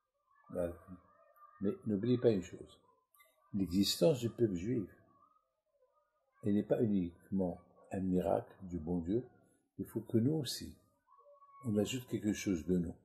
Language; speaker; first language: French; non-native, local second language; Arabic